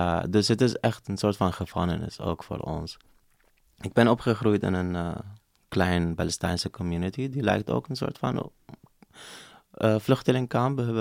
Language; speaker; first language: Dutch; non-native, fluent; Arabic